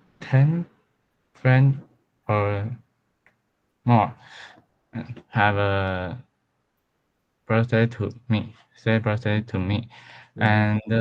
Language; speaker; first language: English; non-native, learner; Chinese